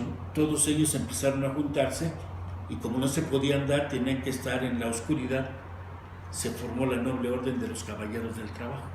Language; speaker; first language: Spanish; native; Spanish